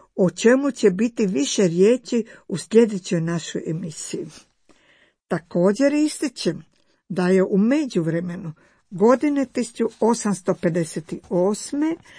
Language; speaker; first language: Croatian; native; Croatian